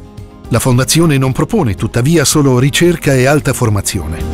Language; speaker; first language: Italian; native; Italian